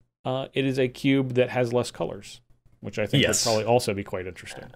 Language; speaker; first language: English; native; English